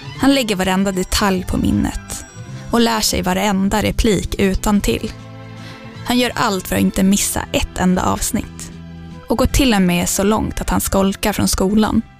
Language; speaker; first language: Swedish; native; Swedish